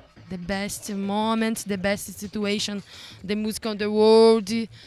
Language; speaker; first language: English; non-native, learner; Portuguese